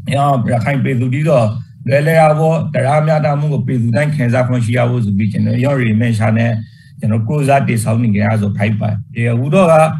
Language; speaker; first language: Burmese; native; Burmese